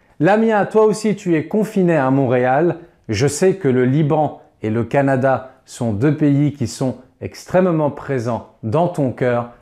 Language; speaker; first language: French; native; French